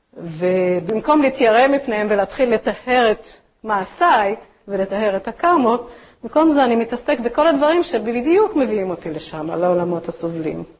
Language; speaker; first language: Hebrew; native; Hebrew